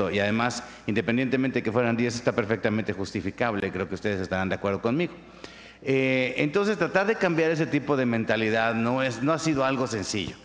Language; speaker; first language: Spanish; native; Spanish